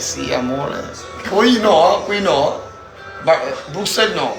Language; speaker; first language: Italian; non-native, learner; Albanian